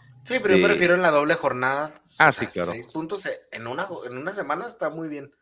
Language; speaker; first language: Spanish; native; Spanish